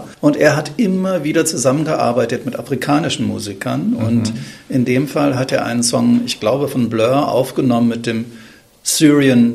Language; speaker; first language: German; native; German